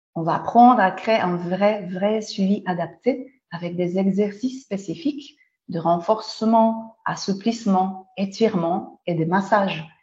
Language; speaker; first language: French; non-native, fluent; Polish